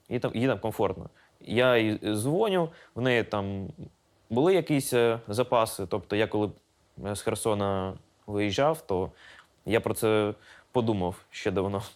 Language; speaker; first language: Ukrainian; non-native, local second language; Russian